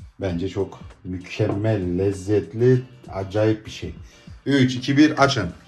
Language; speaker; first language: Turkish; early bilingual, heritage; Turkish